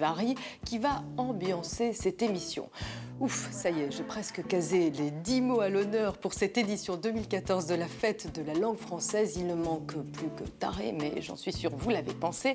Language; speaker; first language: French; native; French